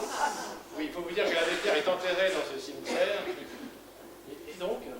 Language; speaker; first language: French; native; French